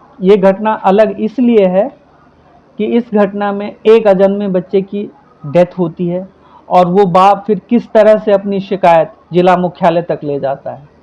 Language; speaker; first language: Hindi; native; Hindi